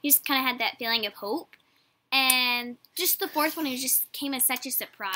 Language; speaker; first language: English; native; English